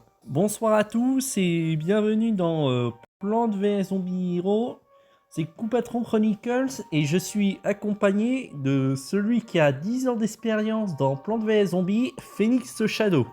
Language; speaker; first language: French; native; French